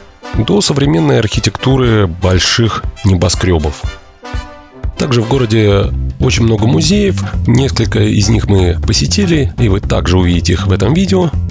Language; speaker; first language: Russian; native; Russian